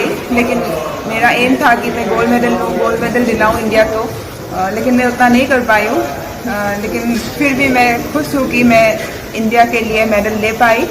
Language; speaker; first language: Hindi; non-native, local second language; Assamese